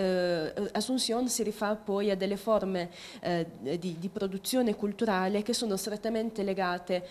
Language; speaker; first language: Italian; native; Italian